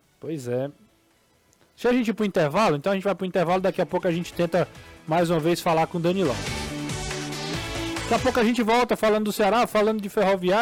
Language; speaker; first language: Portuguese; native; Portuguese